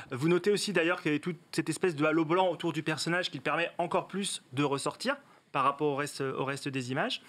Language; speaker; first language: French; native; French